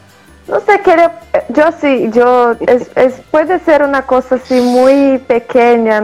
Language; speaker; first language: Spanish; non-native, fluent; Portuguese